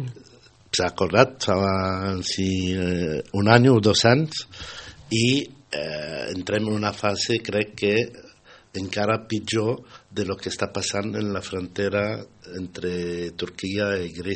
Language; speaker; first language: Catalan; non-native, fluent; Arabic